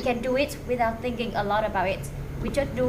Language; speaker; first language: English; non-native, fluent; Vietnamese